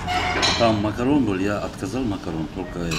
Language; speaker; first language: Russian; non-native, learner; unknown